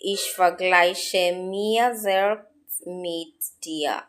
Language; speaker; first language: German; non-native, learner; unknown